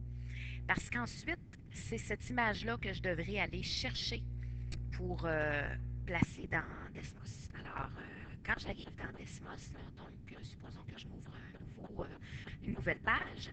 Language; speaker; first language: French; native; French